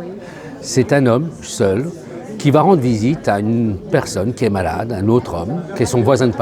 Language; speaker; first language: French; native; French